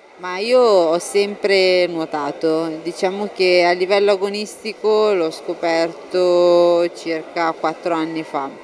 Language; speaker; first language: Italian; early bilingual, other home language; Albanian